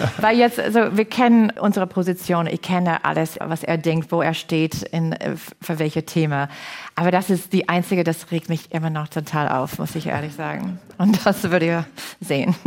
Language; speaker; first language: German; non-native, fluent; English